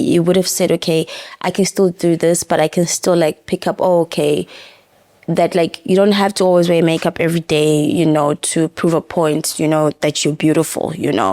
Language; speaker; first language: English; non-native, local second language; Zulu